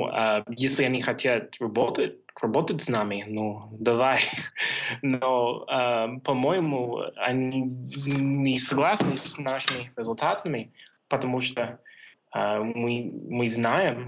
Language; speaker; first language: Russian; non-native, fluent; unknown